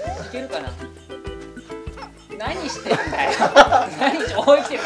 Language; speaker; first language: Japanese; native; Japanese